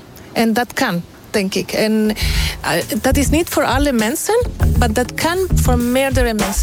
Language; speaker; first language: Dutch; non-native, fluent; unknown